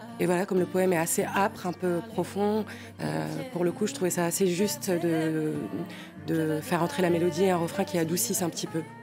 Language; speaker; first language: French; non-native, local second language; Arabic